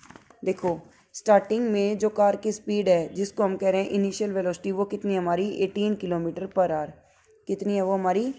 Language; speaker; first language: Hindi; native; Hindi